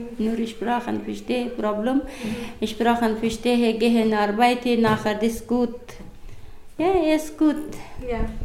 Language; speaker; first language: German; non-native, learner; Persian